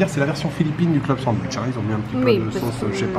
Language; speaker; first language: French; native; French